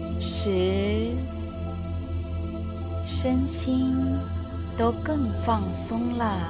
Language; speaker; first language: Chinese; native; Chinese